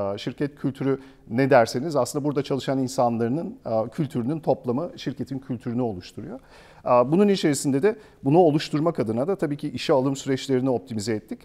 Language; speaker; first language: Turkish; early bilingual, heritage; Turkish